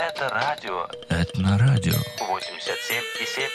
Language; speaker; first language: Russian; native; Russian